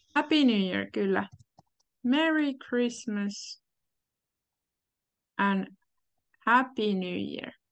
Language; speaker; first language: Finnish; native; Finnish